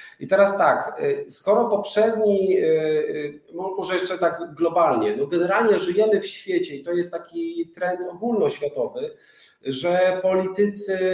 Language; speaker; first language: Polish; native; Polish